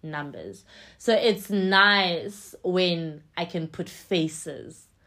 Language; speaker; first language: English; non-native, local second language; Xhosa